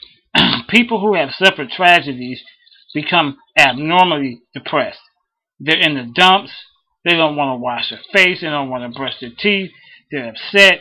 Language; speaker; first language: English; native; English